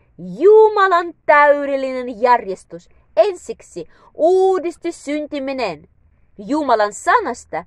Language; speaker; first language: Finnish; non-native, learner; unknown